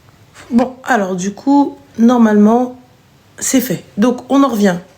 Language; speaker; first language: French; early bilingual, other home language; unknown